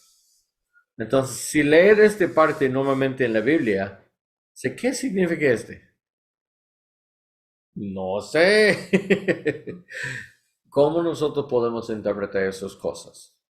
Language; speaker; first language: Spanish; non-native, learner; English